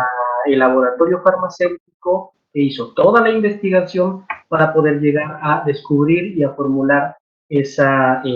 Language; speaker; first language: Spanish; native; Spanish